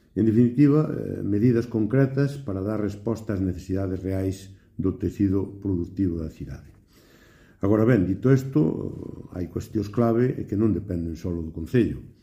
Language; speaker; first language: Galician; native; Galician